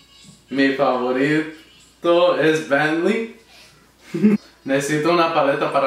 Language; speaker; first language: Spanish; early bilingual, heritage; Spanish